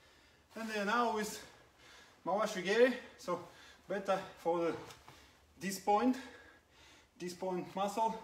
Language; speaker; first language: English; non-native, learner; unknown